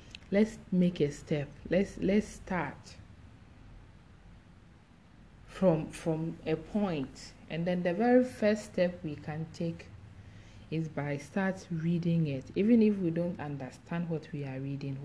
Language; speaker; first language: English; non-native, local second language; Akan